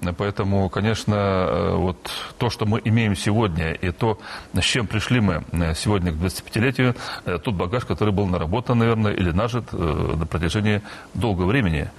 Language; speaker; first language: Russian; non-native, local second language; Romanian